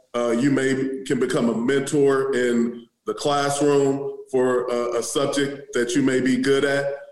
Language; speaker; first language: English; native; English